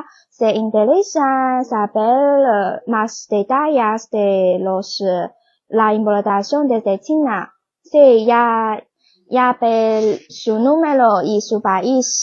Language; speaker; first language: Spanish; non-native, learner; Chinese